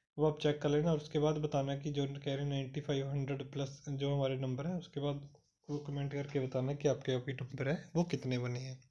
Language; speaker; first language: Hindi; non-native, local second language; Punjabi